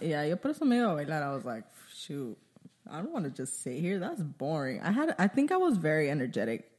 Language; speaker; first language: English; early bilingual, other home language; Spanish